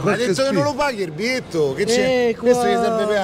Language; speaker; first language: Italian; native; Italian